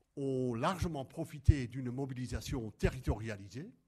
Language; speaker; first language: French; non-native, fluent; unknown